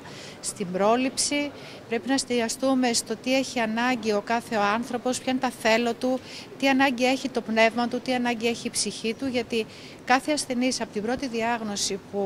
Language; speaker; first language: Greek; native; Greek